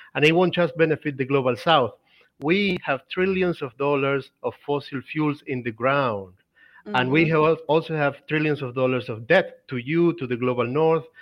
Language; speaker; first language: English; non-native, fluent; Spanish